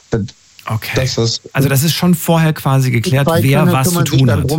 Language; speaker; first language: German; native; German